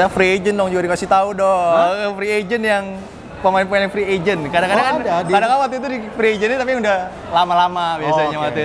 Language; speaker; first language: Indonesian; native; Indonesian